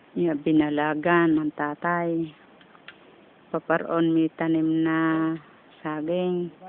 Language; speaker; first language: Filipino; native; Filipino